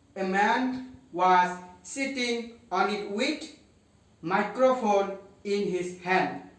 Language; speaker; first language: English; non-native, local second language; Assamese